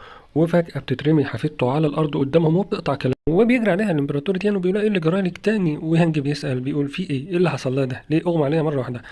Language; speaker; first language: Arabic; native; Arabic